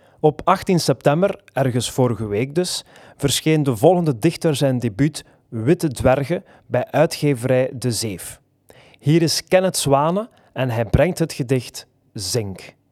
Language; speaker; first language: Dutch; native; Dutch